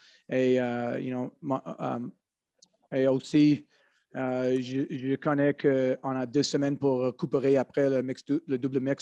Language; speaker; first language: French; non-native, learner; English